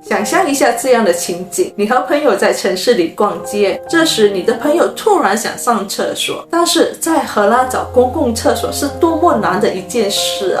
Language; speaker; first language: Chinese; native; Chinese